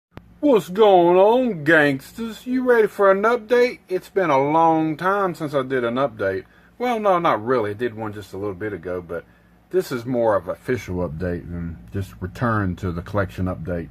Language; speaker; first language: English; native; English